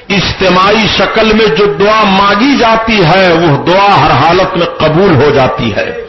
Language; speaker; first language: Urdu; native; Urdu